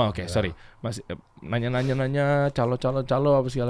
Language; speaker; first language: Indonesian; native; Indonesian